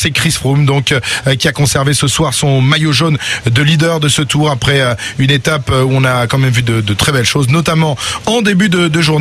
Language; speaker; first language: French; native; French